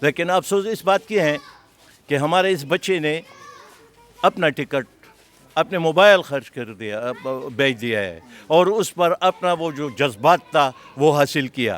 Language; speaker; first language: Hindi; non-native, local second language; Pashto